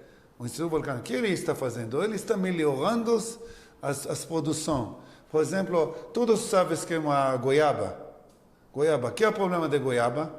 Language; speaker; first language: Portuguese; non-native, learner; Hebrew